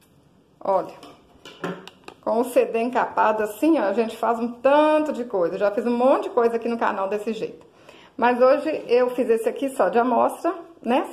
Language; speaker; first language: Portuguese; native; Portuguese